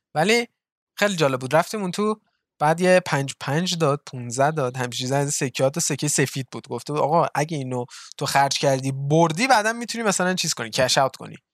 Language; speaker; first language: Persian; early bilingual, heritage; Persian